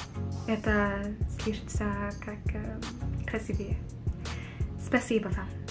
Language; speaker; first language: Russian; non-native, fluent; Swedish